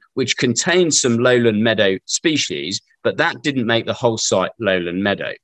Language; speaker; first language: English; native; English